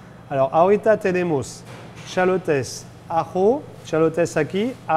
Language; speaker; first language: Spanish; non-native, fluent; French